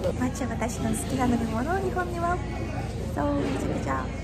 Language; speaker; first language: Japanese; non-native, learner; Tatar